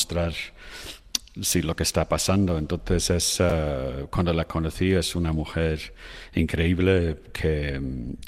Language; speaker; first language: Spanish; non-native, fluent; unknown